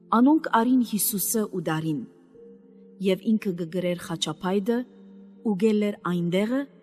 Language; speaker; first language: Armenian; native; Armenian